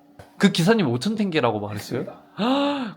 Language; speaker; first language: Korean; native; Korean